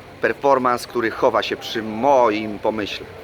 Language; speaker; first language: Polish; native; Polish